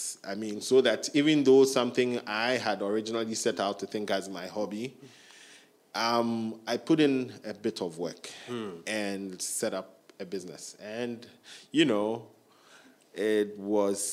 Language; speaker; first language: English; non-native, local second language; Akan